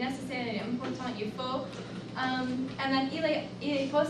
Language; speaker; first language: French; non-native, fluent; English